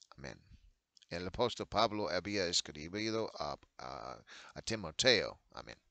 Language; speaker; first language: Spanish; non-native, fluent; English